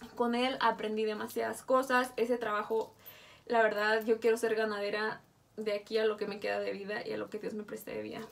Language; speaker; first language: Spanish; native; Spanish